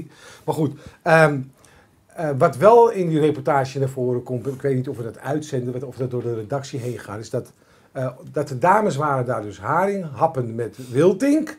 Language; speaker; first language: Dutch; native; Dutch